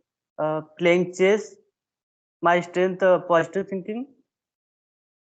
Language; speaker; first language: English; non-native, learner; Hindi